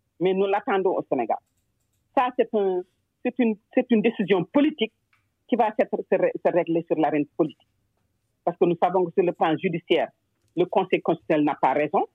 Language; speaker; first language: French; non-native, local second language; Wolof